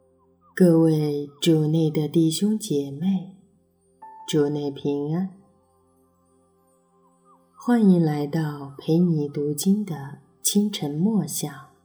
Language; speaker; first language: Chinese; native; Chinese